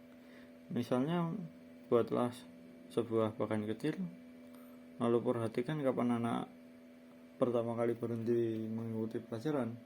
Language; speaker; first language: Indonesian; native; Indonesian